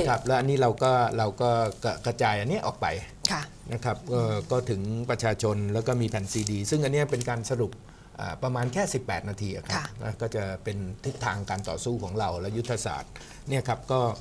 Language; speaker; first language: Thai; native; Thai